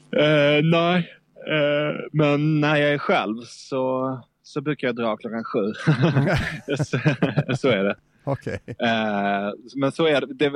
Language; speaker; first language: Swedish; native; Swedish